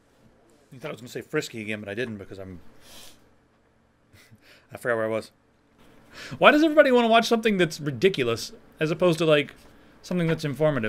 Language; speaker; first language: English; native; English